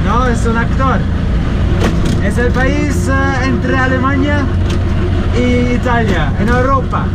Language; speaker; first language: Spanish; non-native, learner; German